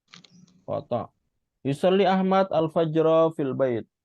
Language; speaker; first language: Arabic; non-native, fluent; Indonesian